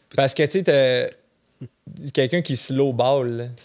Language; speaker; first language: French; native; French